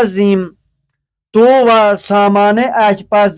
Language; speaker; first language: Persian; non-native, fluent; Urdu